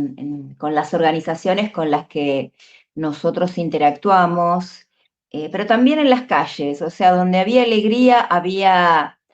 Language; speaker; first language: Spanish; native; Spanish